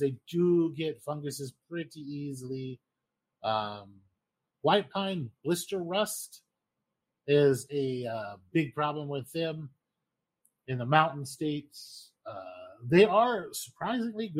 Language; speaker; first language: English; native; English